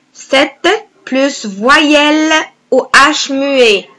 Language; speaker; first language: French; non-native, fluent; Arabic